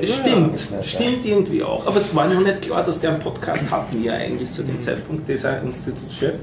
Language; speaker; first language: German; native; German